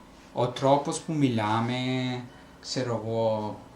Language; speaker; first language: Greek; non-native, fluent; Italian